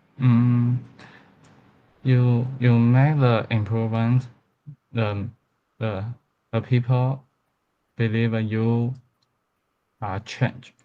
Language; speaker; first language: English; non-native, learner; Chinese